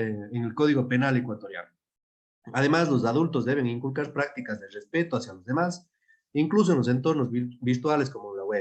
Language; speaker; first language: Spanish; native; Spanish